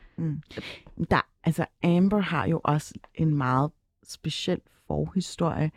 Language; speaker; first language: Danish; early bilingual, other home language; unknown